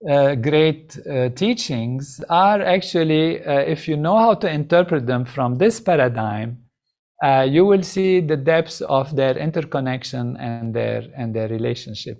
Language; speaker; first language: English; non-native, fluent; Arabic